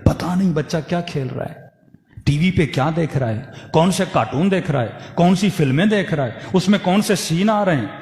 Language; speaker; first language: Urdu; early bilingual, heritage; Urdu